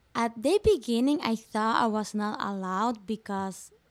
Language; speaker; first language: English; non-native, fluent; Spanish